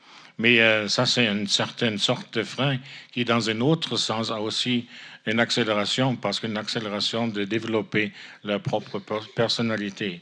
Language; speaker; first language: French; non-native, fluent; German